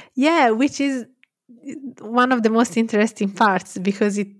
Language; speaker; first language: English; non-native, fluent; Italian